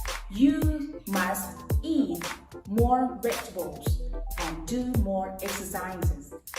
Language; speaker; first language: English; non-native, fluent; Thai